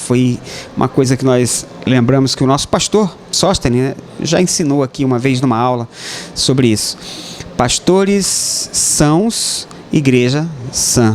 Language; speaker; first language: Portuguese; native; Portuguese